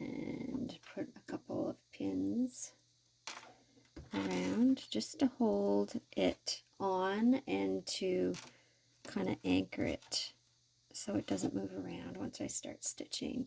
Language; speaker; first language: English; native; English